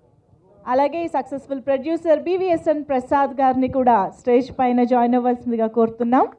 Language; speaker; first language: Telugu; native; Telugu